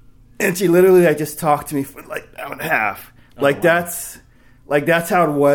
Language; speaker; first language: English; native; English